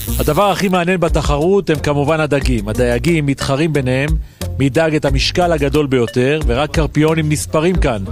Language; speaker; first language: Hebrew; native; Hebrew